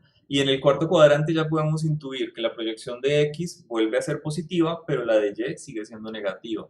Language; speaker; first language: Spanish; native; Spanish